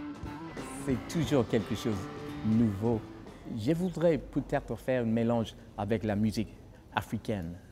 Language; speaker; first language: French; non-native, fluent; English